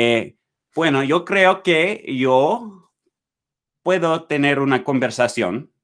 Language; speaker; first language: Spanish; non-native, learner; English